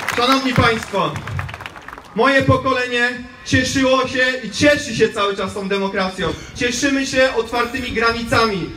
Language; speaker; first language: Polish; early bilingual, heritage; Polish